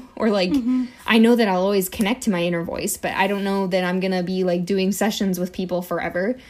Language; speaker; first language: English; native; English